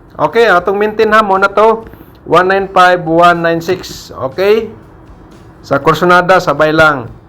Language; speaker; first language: Filipino; non-native, local second language; Cebuano